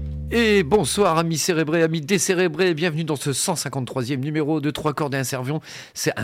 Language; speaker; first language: French; native; French